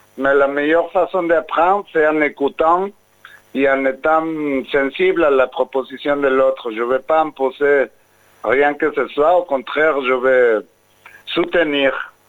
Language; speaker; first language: French; non-native, fluent; Spanish